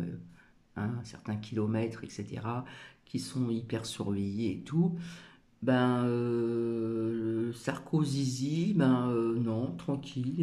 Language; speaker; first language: French; native; French